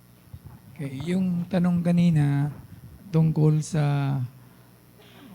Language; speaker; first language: Filipino; native; Filipino